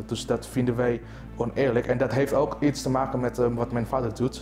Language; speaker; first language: Dutch; non-native, fluent; Indonesian